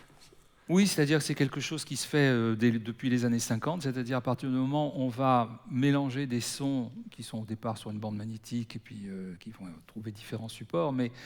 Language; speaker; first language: French; native; French